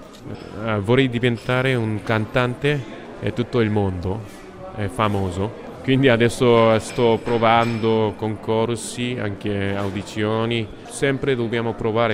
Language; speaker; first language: Italian; non-native, learner; Korean